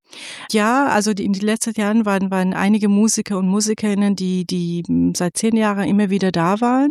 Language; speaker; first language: German; non-native, fluent; Persian